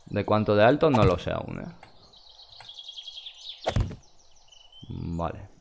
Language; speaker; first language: Spanish; non-native, fluent; Russian